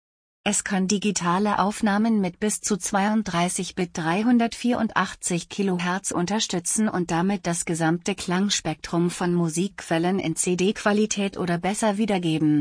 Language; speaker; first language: German; native; German